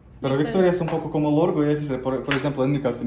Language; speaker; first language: Spanish; non-native, learner; Russian